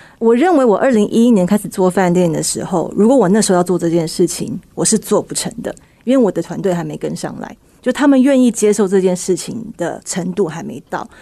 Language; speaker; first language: Chinese; early bilingual, heritage; Chinese